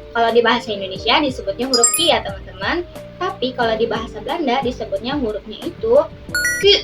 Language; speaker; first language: Indonesian; native; Indonesian